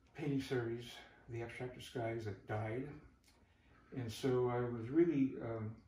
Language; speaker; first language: English; native; English